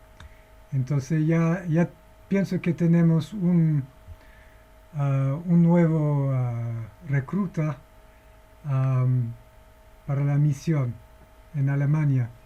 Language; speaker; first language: Spanish; non-native, fluent; English